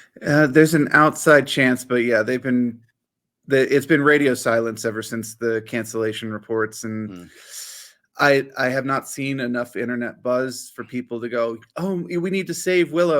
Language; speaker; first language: English; native; English